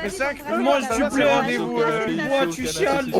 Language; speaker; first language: French; native; French